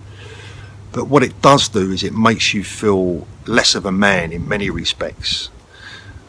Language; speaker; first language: English; native; English